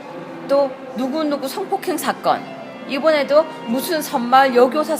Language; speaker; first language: Korean; native; Korean